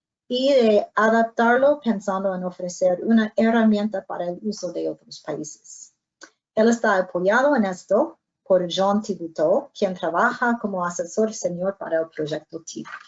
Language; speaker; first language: Spanish; non-native, fluent; English